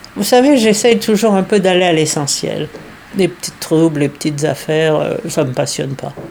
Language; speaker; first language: French; native; French